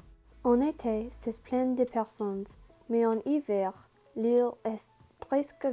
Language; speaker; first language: French; non-native, learner; English